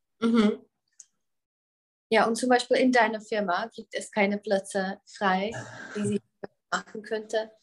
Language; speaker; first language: German; non-native, fluent; Czech